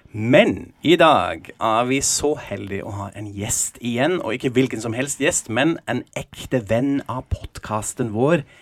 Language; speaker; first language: Norwegian; non-native, fluent; German